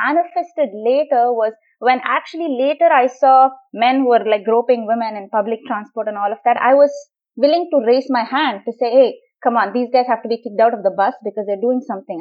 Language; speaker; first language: English; non-native, local second language; Tamil